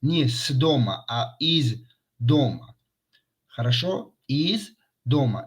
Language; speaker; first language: Russian; non-native, fluent; Tajik